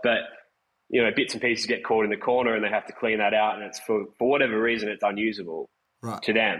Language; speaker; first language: English; native; English